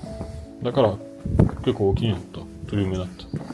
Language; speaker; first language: Japanese; non-native, learner; French